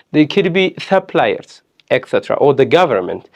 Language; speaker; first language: English; non-native, local second language; Amharic